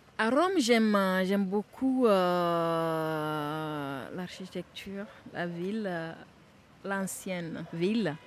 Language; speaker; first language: French; non-native, local second language; Bambara